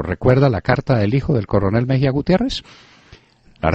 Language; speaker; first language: Spanish; native; Spanish